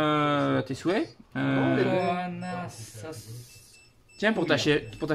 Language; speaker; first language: French; native; French